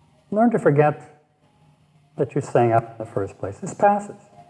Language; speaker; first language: English; native; English